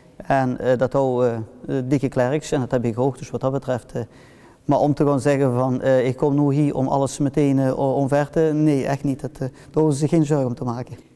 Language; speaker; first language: Dutch; early bilingual, heritage; Dutch